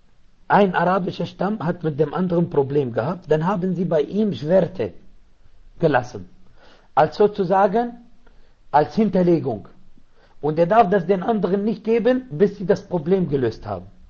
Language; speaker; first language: German; non-native, fluent; Arabic